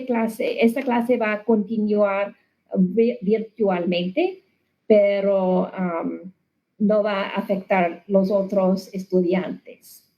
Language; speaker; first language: Spanish; non-native, learner; English